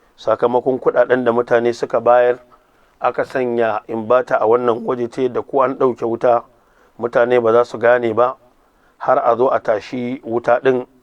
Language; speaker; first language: Hausa; native; Hausa